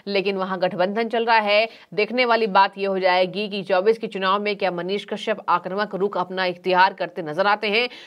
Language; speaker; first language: Hindi; native; Hindi